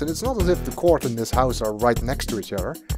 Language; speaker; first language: English; native; English